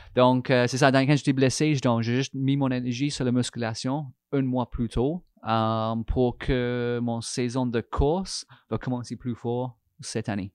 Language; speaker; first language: French; non-native, fluent; English